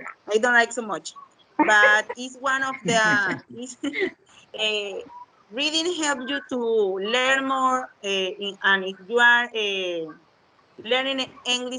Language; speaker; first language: English; non-native, learner; Spanish